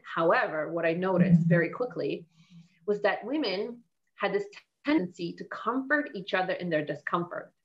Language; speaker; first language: English; non-native, fluent; Polish